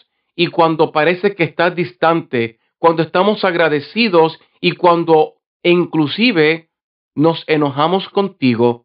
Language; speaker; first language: Spanish; native; Spanish